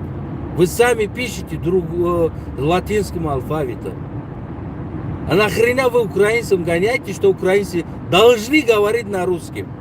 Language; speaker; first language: Russian; non-native, local second language; Tajik